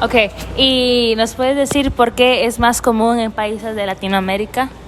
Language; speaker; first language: Spanish; early bilingual, heritage; Spanish